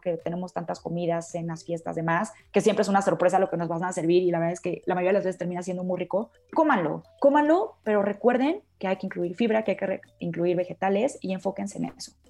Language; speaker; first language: Spanish; native; Spanish